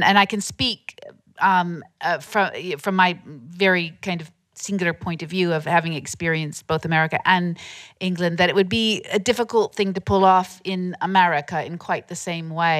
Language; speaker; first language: English; native; English